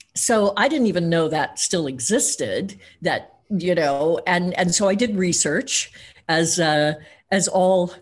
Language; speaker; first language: English; native; English